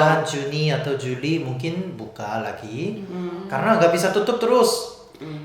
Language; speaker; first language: Indonesian; non-native, fluent; Korean